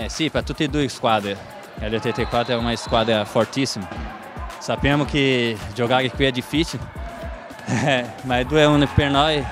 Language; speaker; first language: Italian; non-native, fluent; Portuguese